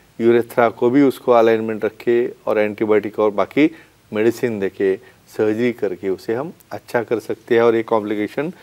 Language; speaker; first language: Hindi; non-native, local second language; Marathi